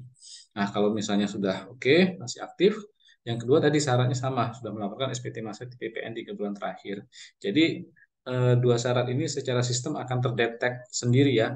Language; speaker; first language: Indonesian; native; Indonesian